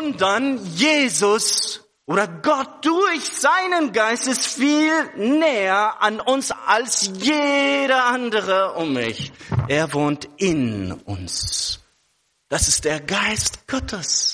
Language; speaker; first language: German; non-native, fluent; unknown